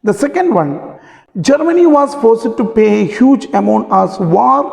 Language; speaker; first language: English; non-native, local second language; Malayalam